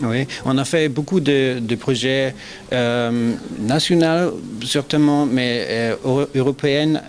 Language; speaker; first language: French; non-native, learner; German